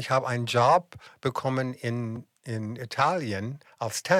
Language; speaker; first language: German; non-native, fluent; English